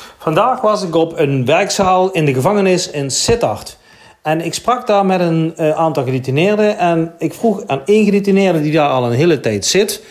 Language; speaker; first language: Dutch; native; Dutch